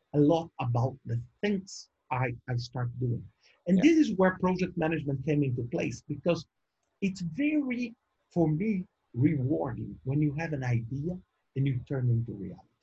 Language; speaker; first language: English; non-native, fluent; Portuguese